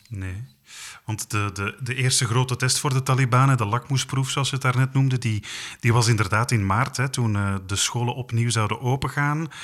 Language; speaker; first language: Dutch; native; Dutch